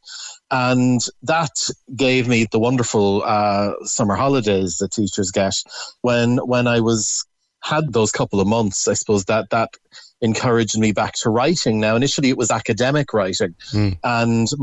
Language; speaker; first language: English; native; English